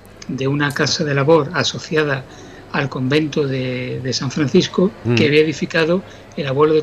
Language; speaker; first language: Spanish; native; Spanish